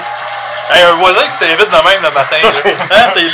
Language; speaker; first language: French; native; French